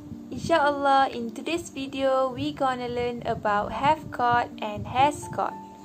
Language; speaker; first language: English; non-native, local second language; Malay